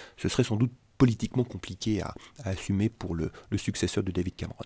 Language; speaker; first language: French; native; French